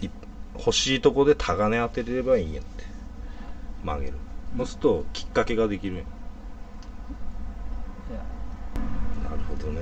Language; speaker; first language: Japanese; native; Japanese